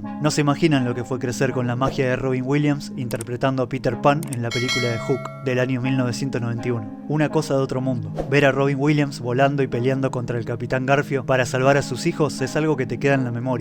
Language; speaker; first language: Spanish; native; Spanish